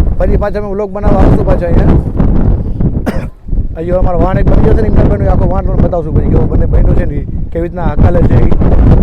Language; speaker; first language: Gujarati; non-native, local second language; Kachhi